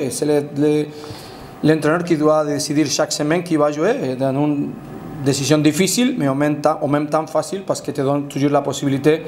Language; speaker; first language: French; non-native, fluent; Spanish